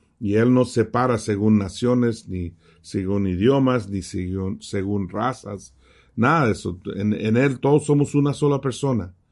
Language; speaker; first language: Spanish; early bilingual, heritage; Spanish